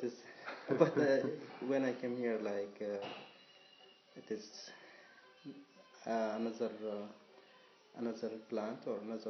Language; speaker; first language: English; non-native, learner; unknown